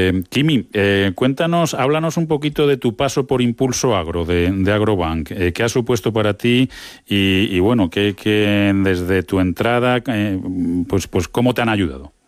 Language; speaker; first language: Spanish; native; Spanish